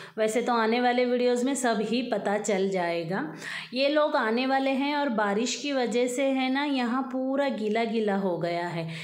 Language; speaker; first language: Hindi; native; Hindi